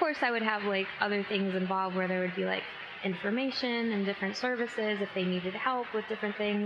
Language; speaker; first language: English; native; English